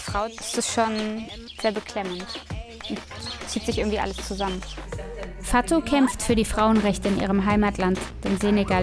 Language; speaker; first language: German; native; German